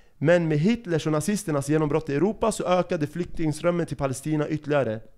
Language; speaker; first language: Swedish; early bilingual, other home language; Arabic